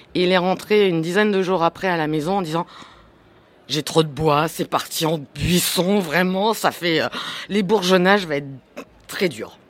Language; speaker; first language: French; non-native, fluent; English